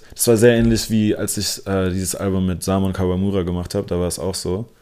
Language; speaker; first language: German; non-native, local second language; English